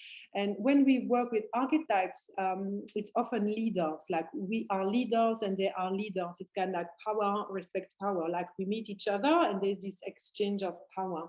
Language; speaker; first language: English; non-native, fluent; French